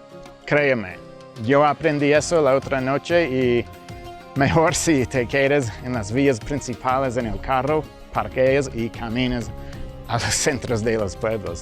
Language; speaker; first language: Spanish; early bilingual, heritage; English